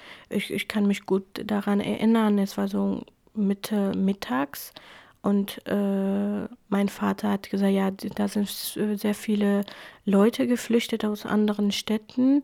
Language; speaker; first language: German; non-native, fluent; Kurdish